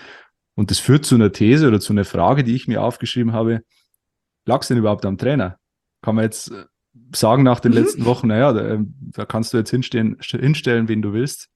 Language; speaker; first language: German; native; German